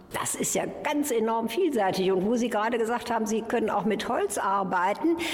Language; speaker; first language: German; native; German